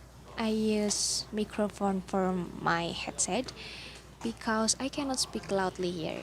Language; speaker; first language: English; non-native, learner; Indonesian